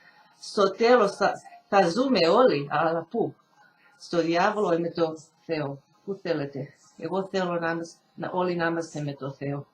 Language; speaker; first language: Greek; early bilingual, heritage; Greek